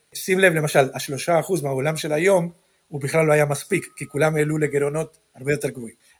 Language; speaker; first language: Hebrew; non-native, fluent; Spanish